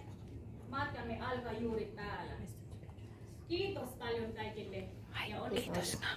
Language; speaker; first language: Finnish; non-native, learner; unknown